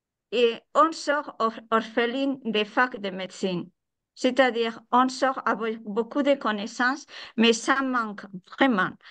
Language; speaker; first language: French; non-native, fluent; Spanish